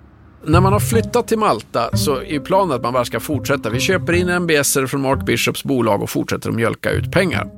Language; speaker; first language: Swedish; native; Swedish